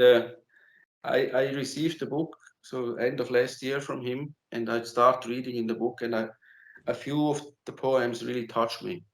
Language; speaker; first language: English; non-native, fluent; German